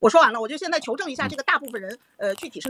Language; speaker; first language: Chinese; native; Chinese